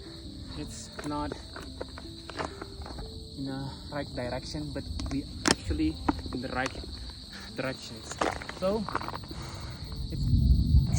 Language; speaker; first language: English; non-native, fluent; Indonesian